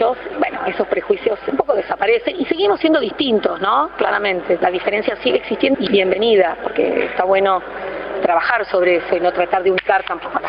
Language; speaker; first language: Spanish; native; Spanish